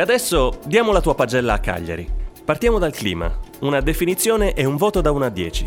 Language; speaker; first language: Italian; native; Italian